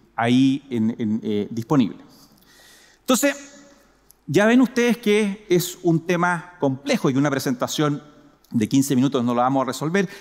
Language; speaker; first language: Spanish; native; Spanish